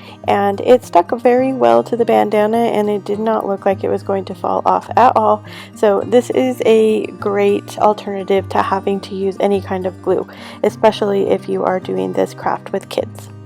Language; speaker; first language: English; native; English